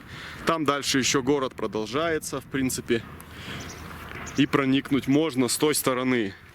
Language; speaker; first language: Russian; native; Russian